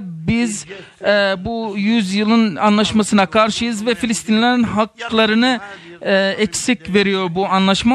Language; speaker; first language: Turkish; non-native, fluent; Arabic